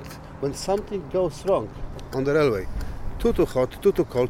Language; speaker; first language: English; non-native, learner; Polish